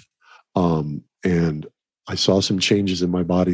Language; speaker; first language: English; native; English